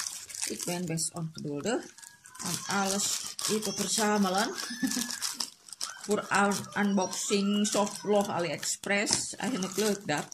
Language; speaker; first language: Dutch; non-native, learner; Indonesian